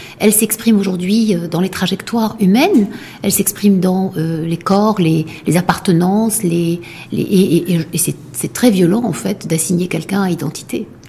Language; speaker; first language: French; non-native, local second language; Arabic